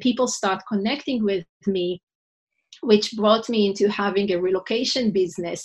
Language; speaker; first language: English; non-native, fluent; Hebrew